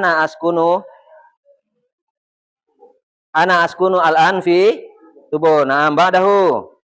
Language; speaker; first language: Arabic; non-native, fluent; Indonesian